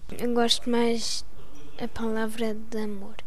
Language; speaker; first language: Portuguese; early bilingual, heritage; Portuguese